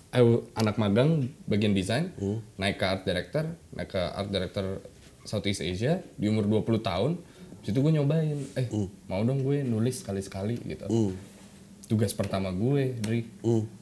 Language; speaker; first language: Indonesian; native; Indonesian